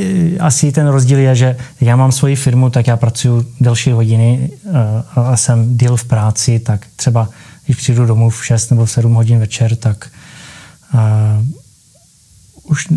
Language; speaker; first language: Czech; early bilingual, heritage; Czech